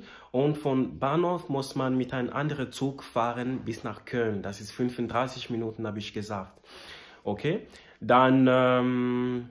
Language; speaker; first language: German; non-native, learner; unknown